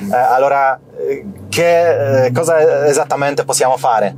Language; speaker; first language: Italian; non-native, learner; Polish